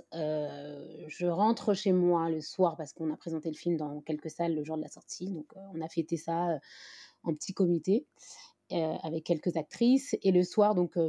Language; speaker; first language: French; native; French